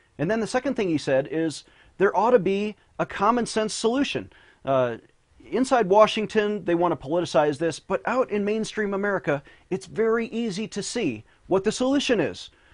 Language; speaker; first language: English; native; English